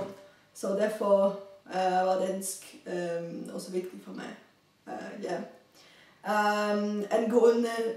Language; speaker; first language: Danish; non-native, fluent; Bulgarian